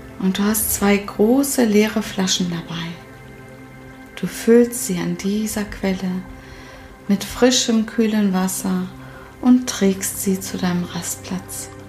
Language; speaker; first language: German; native; German